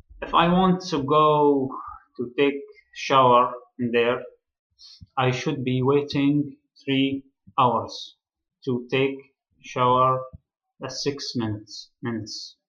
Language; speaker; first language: English; non-native, learner; Arabic